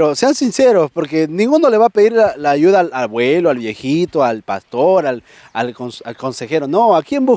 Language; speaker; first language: Spanish; native; Spanish